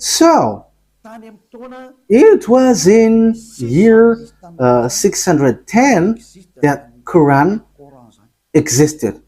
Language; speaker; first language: English; non-native, fluent; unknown